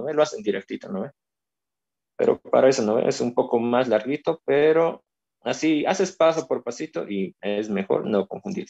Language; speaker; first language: Spanish; native; Spanish